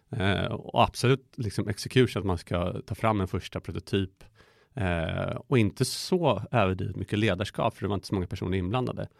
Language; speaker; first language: Swedish; early bilingual, other home language; Persian